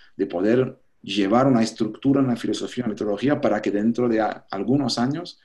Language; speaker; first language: Spanish; non-native, fluent; French